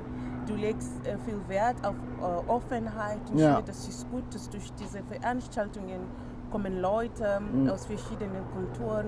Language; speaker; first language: German; non-native, fluent; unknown